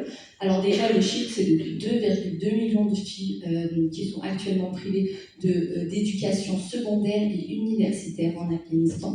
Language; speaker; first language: French; native; French